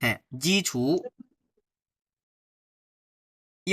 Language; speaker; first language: Chinese; non-native, fluent; Bangla